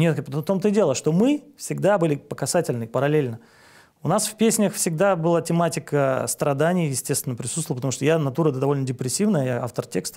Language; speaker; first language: Russian; native; Russian